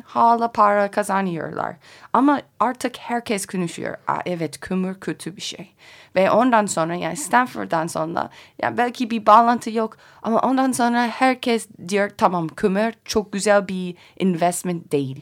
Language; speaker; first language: Turkish; non-native, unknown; English